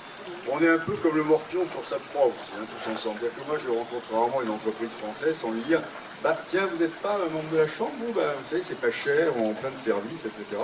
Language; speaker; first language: French; native; French